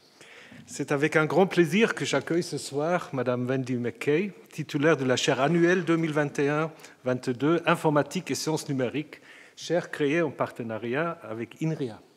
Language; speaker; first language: French; native; French